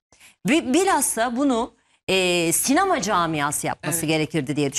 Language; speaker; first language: Turkish; native; Turkish